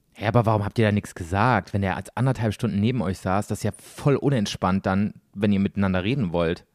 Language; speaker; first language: German; native; German